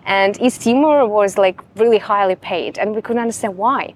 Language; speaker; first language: English; non-native, fluent; Russian